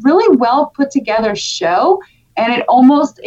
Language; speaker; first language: English; native; English